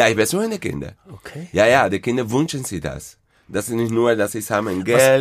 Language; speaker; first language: German; non-native, fluent; Spanish